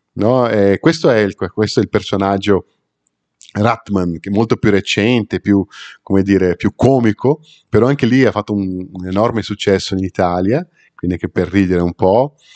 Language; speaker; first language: Italian; non-native, fluent; Portuguese